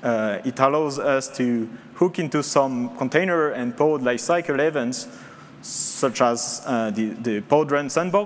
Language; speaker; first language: English; non-native, fluent; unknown